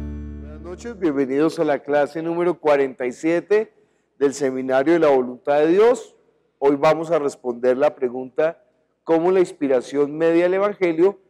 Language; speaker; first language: Spanish; native; Spanish